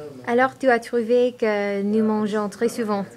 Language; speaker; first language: French; non-native, learner; English